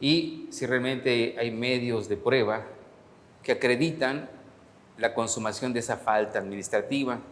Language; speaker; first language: Spanish; native; Spanish